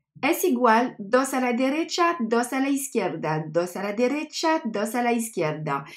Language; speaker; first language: Spanish; non-native, learner; French